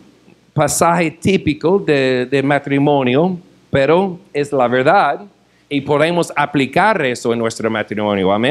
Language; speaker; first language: Spanish; non-native, fluent; English